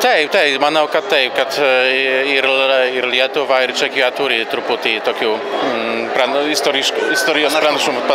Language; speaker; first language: Lithuanian; non-native, fluent; Polish